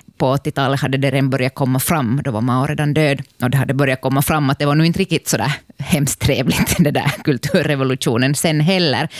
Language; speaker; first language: Swedish; native; Swedish